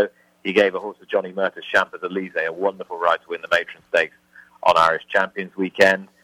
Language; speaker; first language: English; native; English